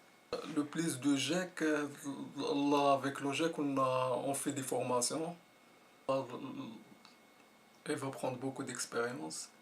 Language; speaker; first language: French; non-native, learner; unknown